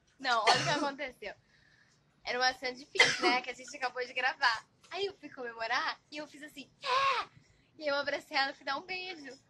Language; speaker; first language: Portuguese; native; Portuguese